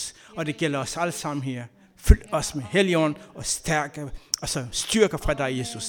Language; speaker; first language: Danish; non-native, learner; Kabuverdianu